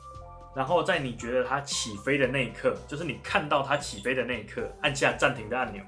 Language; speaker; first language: Chinese; native; Chinese